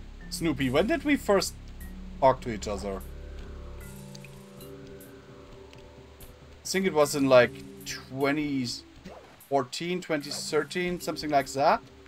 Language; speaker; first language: English; non-native, fluent; German